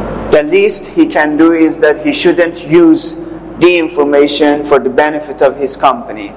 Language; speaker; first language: English; non-native, fluent; Persian